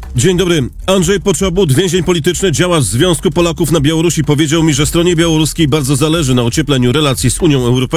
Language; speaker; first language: Polish; native; Polish